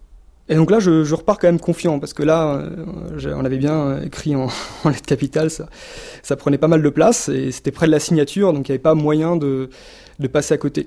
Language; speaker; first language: French; native; French